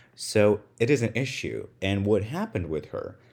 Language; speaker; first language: English; non-native, fluent; Russian